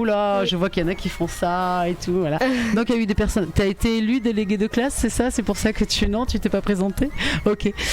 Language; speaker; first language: French; native; French